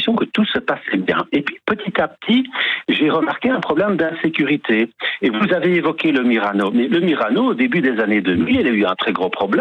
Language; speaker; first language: French; native; French